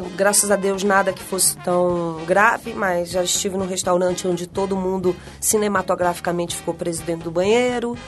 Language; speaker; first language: Portuguese; native; Portuguese